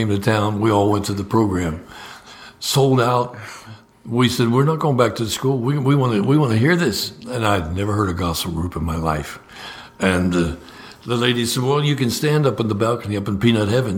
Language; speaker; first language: English; native; English